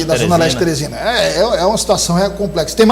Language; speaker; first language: Portuguese; native; Portuguese